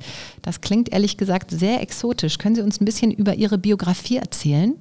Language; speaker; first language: German; native; German